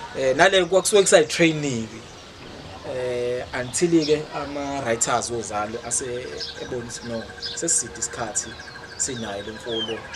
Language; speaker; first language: Zulu; native; Zulu